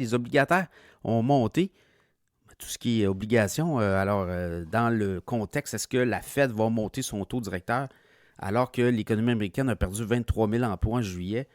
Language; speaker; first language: French; native; French